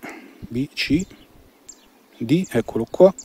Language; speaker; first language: Italian; native; Italian